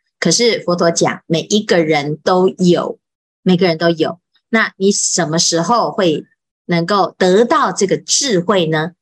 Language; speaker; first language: Chinese; native; Chinese